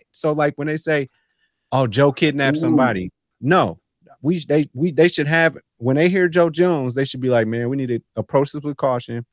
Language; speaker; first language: English; native; English